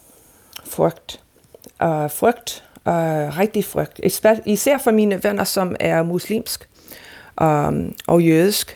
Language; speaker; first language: Danish; non-native, fluent; English